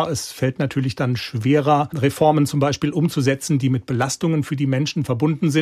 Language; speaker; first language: German; native; German